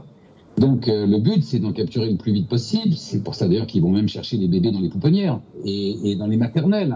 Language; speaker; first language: French; native; French